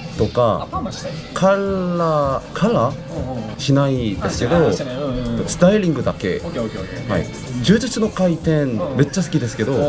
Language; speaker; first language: Japanese; non-native, learner; Korean